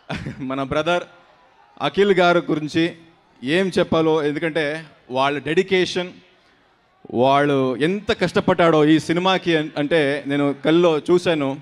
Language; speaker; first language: Telugu; non-native, learner; Kannada